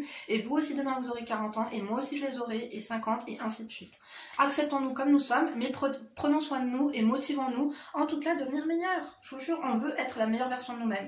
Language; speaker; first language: French; native; French